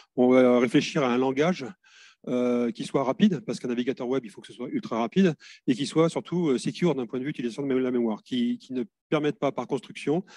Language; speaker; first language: French; native; French